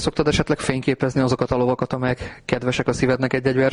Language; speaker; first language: Hungarian; native; Hungarian